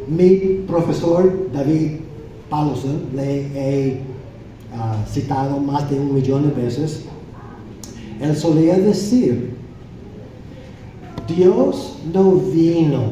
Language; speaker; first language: Spanish; non-native, fluent; English